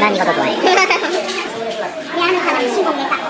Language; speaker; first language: Korean; non-native, learner; Chinese